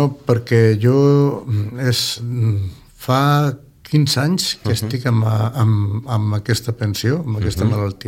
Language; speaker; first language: Catalan; non-native, local second language; Spanish